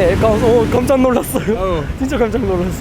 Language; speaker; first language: Korean; non-native, learner; Turkish